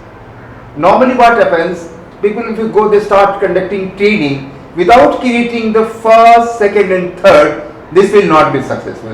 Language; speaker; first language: English; non-native, local second language; Bangla